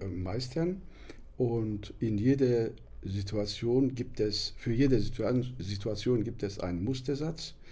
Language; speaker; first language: German; non-native, fluent; Turkish